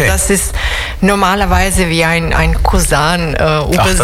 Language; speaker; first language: German; non-native, fluent; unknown